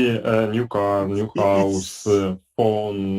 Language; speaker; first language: English; non-native, learner; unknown